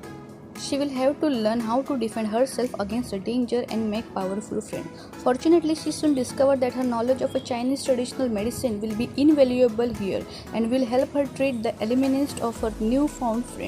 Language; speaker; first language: English; non-native, fluent; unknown